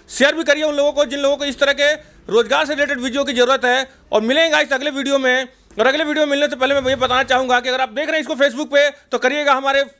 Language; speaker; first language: Hindi; native; Hindi